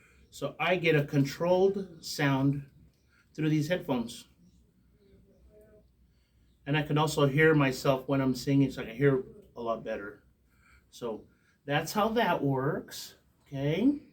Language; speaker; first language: English; native; English